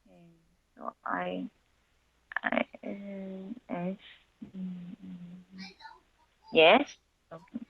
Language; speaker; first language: English; non-native, learner; Chinese